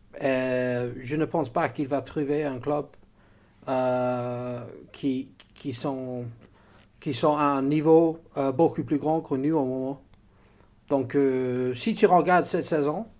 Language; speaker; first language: French; non-native, learner; English